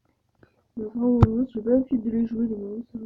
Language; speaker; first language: French; native; French